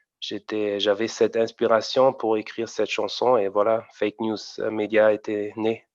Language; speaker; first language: French; non-native, fluent; German